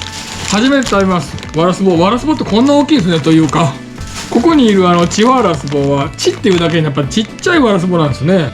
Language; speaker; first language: Japanese; native; Japanese